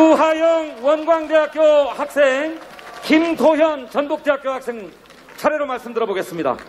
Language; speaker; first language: Korean; native; Korean